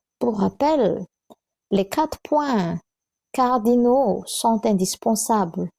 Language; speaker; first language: French; non-native, local second language; Malagasy